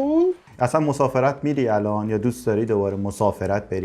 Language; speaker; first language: Persian; native; Persian